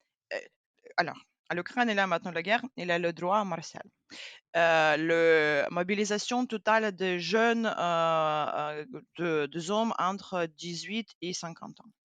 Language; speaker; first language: French; non-native, fluent; Ukrainian